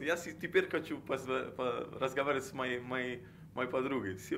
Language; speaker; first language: Russian; non-native, learner; Italian